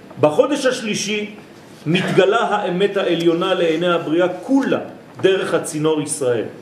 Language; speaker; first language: Hebrew; non-native, fluent; French